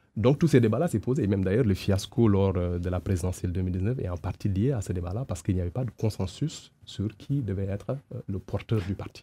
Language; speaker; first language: French; non-native, local second language; Wolof